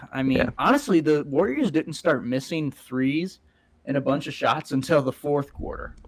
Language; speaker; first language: English; native; English